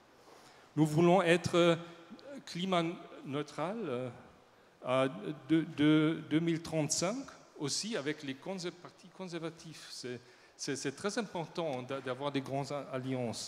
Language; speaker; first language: French; non-native, learner; German